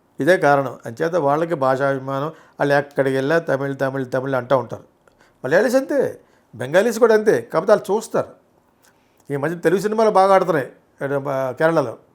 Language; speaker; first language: Telugu; native; Telugu